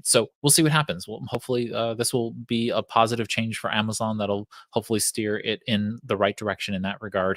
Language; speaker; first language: English; native; English